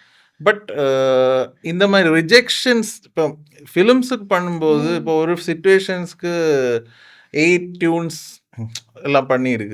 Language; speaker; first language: Tamil; non-native, fluent; Malayalam